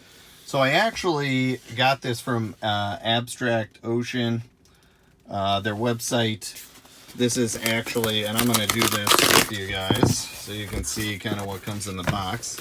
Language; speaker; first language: English; native; English